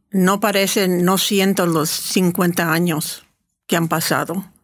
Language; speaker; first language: Spanish; early bilingual, heritage; Spanish